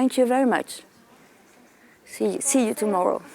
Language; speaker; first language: English; non-native, fluent; French